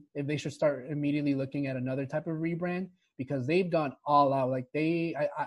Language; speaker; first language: English; early bilingual, other home language; Spanish